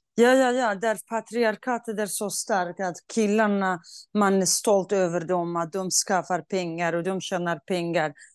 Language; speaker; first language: Swedish; non-native, fluent; Kurdish